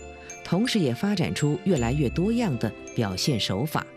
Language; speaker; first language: Chinese; native; Chinese